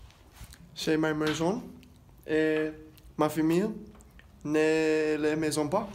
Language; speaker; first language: French; non-native, learner; English